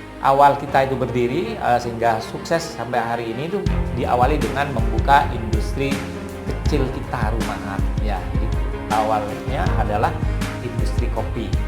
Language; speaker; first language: Indonesian; non-native, local second language; Madurese